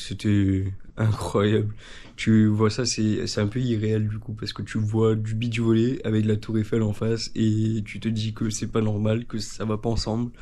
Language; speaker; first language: French; native; French